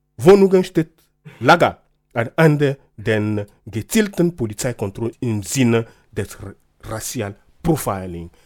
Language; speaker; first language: German; non-native, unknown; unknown